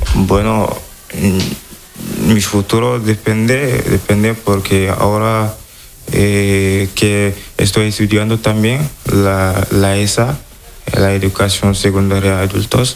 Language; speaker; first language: Spanish; non-native, learner; Wolof